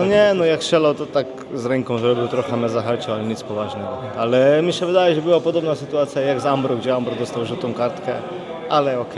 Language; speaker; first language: Polish; non-native, fluent; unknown